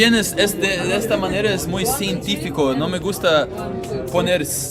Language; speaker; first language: Spanish; non-native, learner; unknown